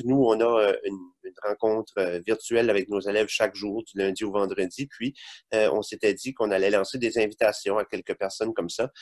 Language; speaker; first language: French; native; French